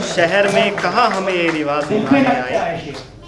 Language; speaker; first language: Hindi; native; Hindi